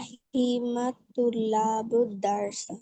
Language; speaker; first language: Arabic; non-native, learner; Bangla